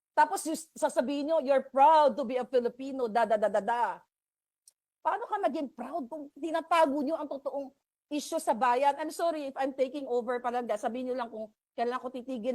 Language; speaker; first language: Filipino; native; Filipino